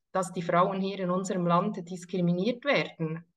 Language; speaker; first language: German; native; German